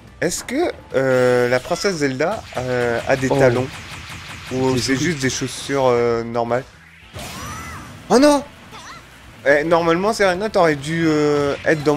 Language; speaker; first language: French; native; French